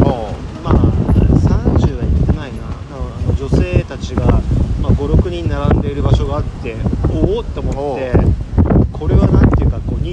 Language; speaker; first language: Japanese; native; Japanese